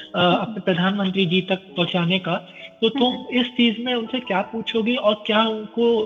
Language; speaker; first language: Hindi; native; Hindi